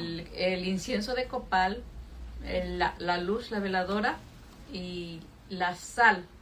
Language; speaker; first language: Spanish; native; Spanish